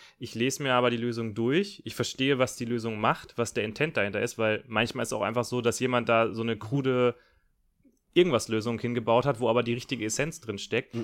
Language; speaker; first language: German; native; German